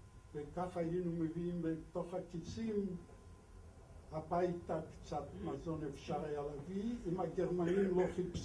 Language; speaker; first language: Hebrew; non-native, fluent; Polish